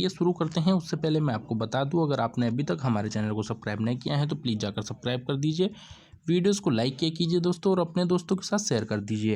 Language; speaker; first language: Hindi; native; Hindi